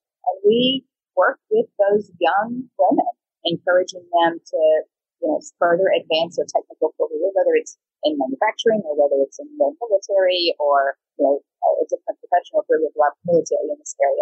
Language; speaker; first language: English; native; English